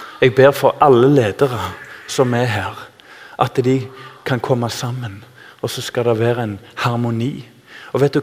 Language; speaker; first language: Norwegian; native; Norwegian